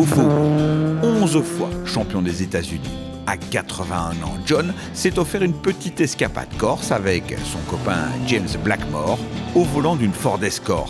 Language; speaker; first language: French; native; French